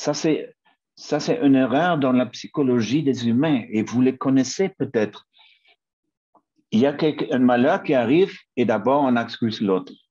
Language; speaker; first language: French; non-native, fluent; German